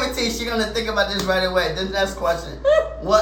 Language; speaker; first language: English; native; English